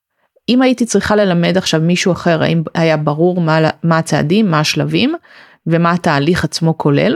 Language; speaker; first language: Hebrew; native; Hebrew